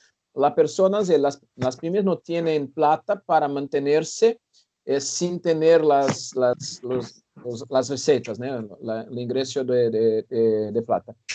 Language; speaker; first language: Spanish; non-native, fluent; Portuguese